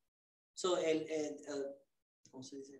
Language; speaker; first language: Spanish; early bilingual, other home language; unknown